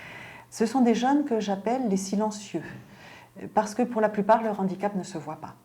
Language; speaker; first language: French; native; French